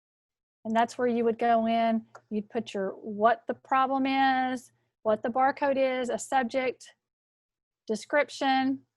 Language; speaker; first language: English; native; English